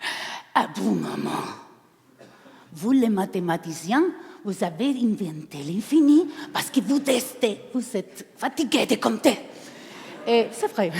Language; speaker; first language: French; non-native, learner; Spanish